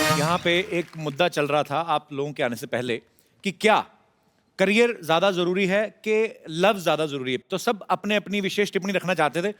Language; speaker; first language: Hindi; non-native, local second language; Punjabi